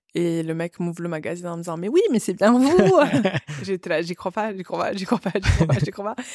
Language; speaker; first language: French; native; French